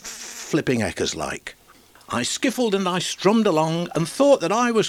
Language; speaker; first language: English; native; English